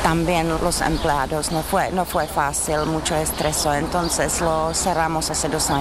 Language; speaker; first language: Spanish; non-native, learner; Czech